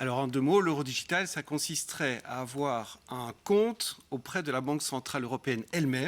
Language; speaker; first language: French; native; French